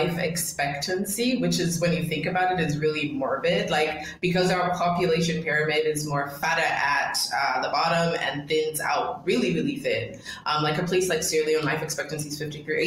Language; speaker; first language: English; non-native, local second language; Krio